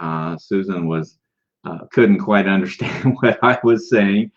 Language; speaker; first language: English; native; English